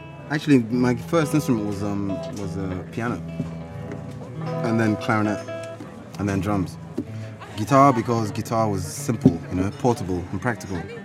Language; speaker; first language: English; non-native, local second language; Yoruba